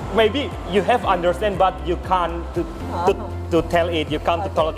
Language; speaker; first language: English; non-native, learner; Indonesian